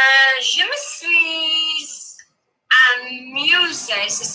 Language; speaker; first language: French; non-native, learner; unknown